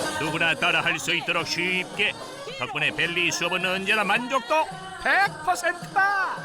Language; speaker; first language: Korean; native; Korean